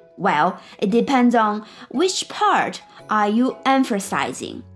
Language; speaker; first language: English; non-native, fluent; Chinese